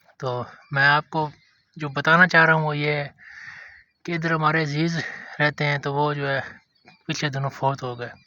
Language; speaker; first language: Urdu; non-native, local second language; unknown